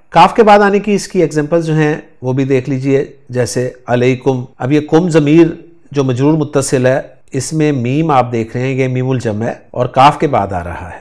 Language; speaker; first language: Urdu; native; Urdu